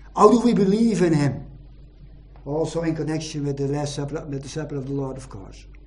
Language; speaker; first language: English; non-native, fluent; Dutch